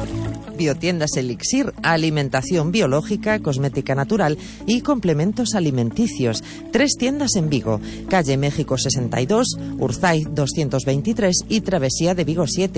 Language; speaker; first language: Spanish; native; Spanish